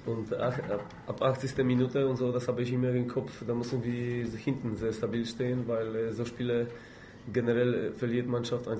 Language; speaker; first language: German; non-native, fluent; Polish